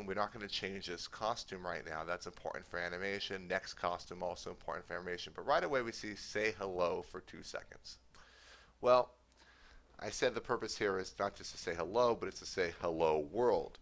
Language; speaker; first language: English; native; English